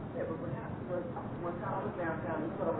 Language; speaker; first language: English; native; English